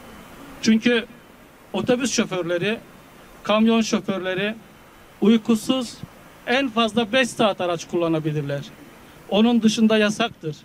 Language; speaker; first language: Turkish; native; Turkish